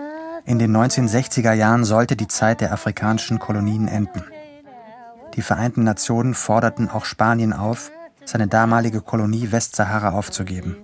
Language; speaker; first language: German; native; German